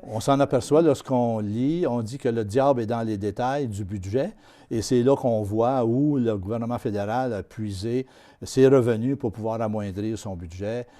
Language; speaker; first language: French; native; French